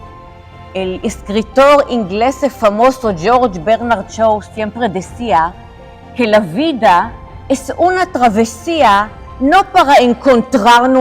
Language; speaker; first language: Spanish; non-native, fluent; Hebrew